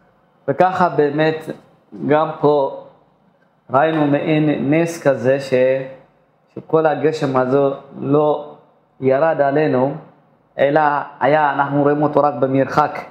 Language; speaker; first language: Hebrew; non-native, fluent; Amharic